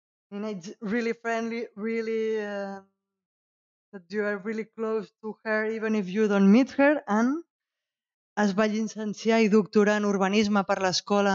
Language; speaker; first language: English; non-native, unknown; Catalan